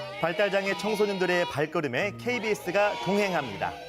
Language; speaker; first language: Korean; native; Korean